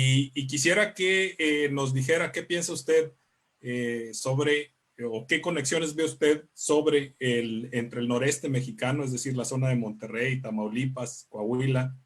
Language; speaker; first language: Spanish; native; Spanish